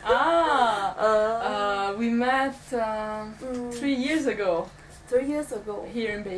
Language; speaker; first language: English; non-native, fluent; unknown